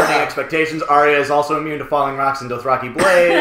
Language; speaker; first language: English; native; English